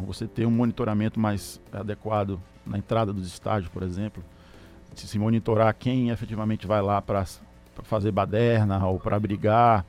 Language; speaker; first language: Portuguese; native; Portuguese